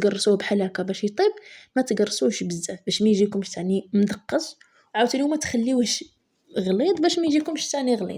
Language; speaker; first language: Arabic; native; Arabic